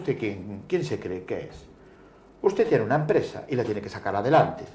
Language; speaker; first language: Spanish; native; Spanish